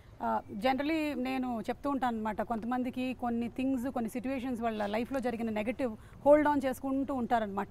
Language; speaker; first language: Telugu; native; Telugu